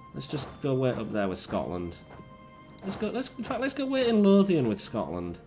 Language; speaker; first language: English; native; English